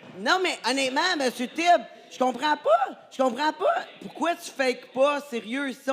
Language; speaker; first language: French; native; French